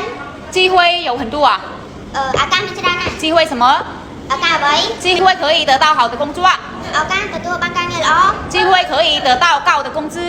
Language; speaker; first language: Chinese; non-native, fluent; Khmer